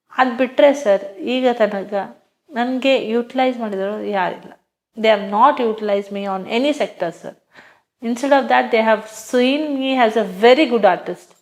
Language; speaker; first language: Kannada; non-native, local second language; Hindi